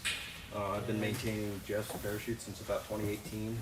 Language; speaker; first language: English; native; English